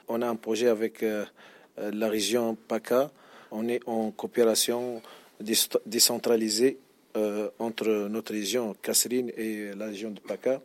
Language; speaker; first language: French; non-native, local second language; Arabic